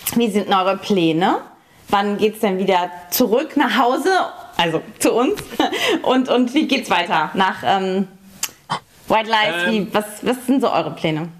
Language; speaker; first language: German; native; German